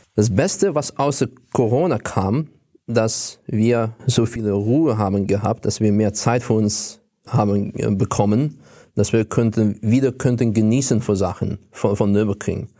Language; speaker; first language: German; non-native, fluent; Russian